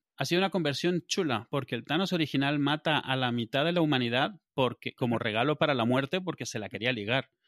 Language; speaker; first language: Spanish; native; Spanish